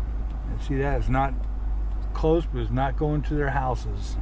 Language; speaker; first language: English; native; English